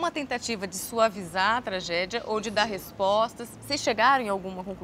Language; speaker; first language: Portuguese; native; Portuguese